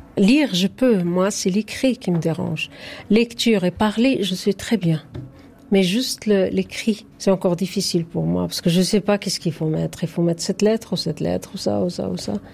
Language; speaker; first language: French; non-native, fluent; Arabic